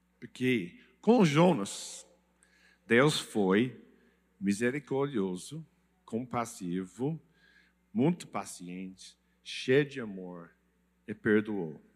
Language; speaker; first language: Portuguese; non-native, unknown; English